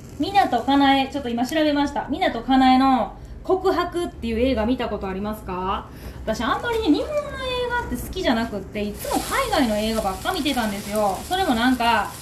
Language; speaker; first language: Japanese; native; Japanese